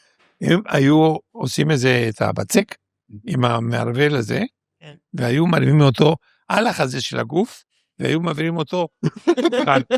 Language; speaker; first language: Hebrew; non-native, fluent; Spanish